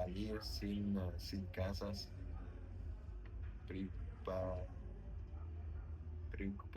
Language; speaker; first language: Spanish; non-native, learner; French